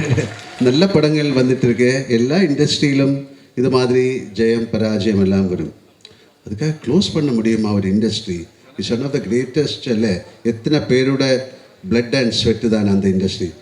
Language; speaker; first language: Tamil; non-native, learner; Malayalam